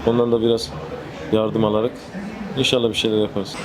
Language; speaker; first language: Turkish; non-native, fluent; Persian